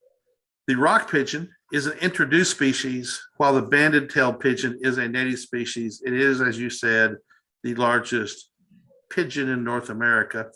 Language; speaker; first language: English; native; English